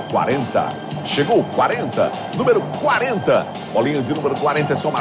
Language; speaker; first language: Portuguese; native; Portuguese